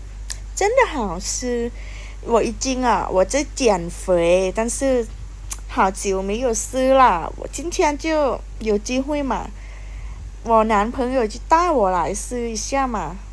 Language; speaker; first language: Chinese; non-native, learner; Lao